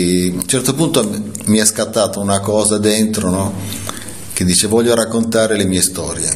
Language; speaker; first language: Italian; native; Italian